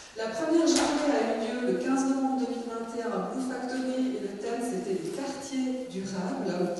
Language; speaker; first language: French; native; French